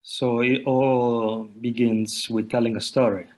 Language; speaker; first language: English; non-native, fluent; Italian